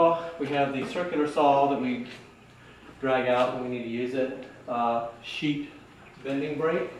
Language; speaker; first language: English; native; English